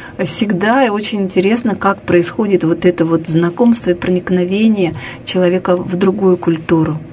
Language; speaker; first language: Russian; native; Russian